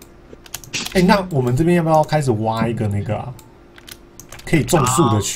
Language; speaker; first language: Chinese; native; Chinese